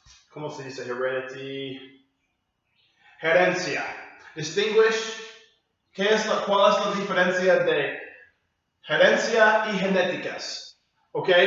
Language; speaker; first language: Spanish; non-native, learner; English